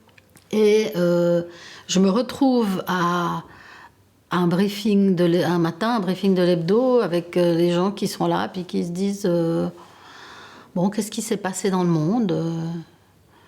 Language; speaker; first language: French; early bilingual, other home language; Italian